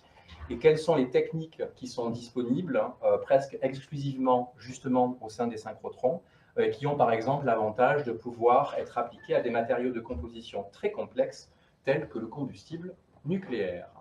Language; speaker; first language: French; native; French